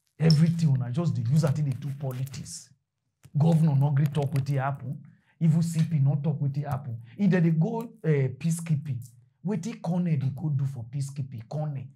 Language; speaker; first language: Nigerian Pidgin; non-native, local second language; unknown